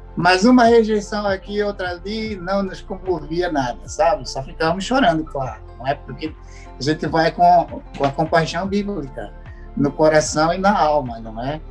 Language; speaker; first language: Portuguese; native; Portuguese